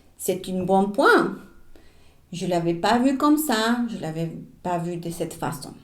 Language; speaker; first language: French; non-native, fluent; Spanish